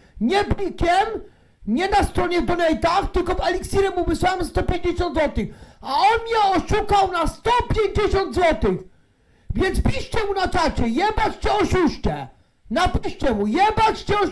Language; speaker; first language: Polish; native; Polish